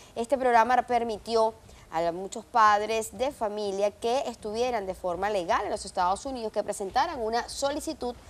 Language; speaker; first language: Spanish; native; Spanish